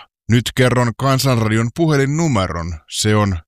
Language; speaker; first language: Finnish; native; Finnish